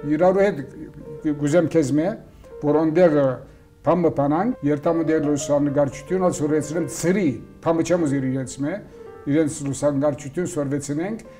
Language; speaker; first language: Armenian; early bilingual, heritage; Armenian